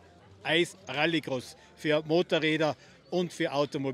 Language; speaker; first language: German; native; German